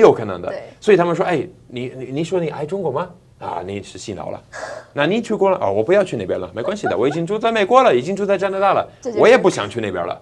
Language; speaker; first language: Chinese; non-native, fluent; English